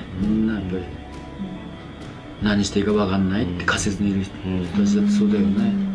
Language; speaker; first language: Japanese; native; Japanese